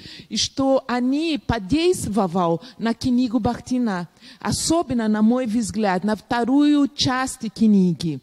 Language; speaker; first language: Russian; non-native, learner; Portuguese